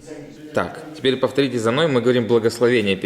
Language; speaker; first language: Russian; native; Russian